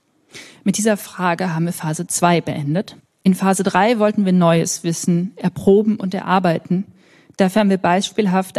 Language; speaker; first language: German; native; German